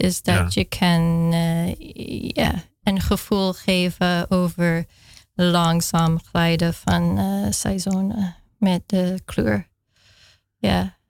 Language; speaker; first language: Dutch; non-native, fluent; English